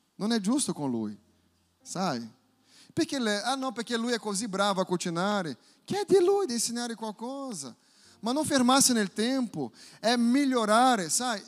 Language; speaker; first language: Italian; non-native, fluent; Portuguese